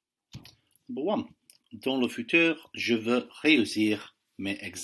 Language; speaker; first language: French; non-native, fluent; English